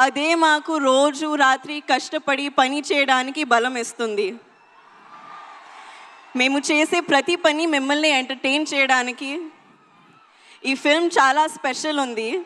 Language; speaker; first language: Telugu; non-native, local second language; Hindi